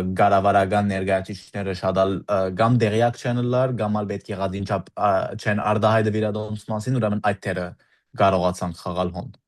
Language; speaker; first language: Armenian; early bilingual, heritage; Armenian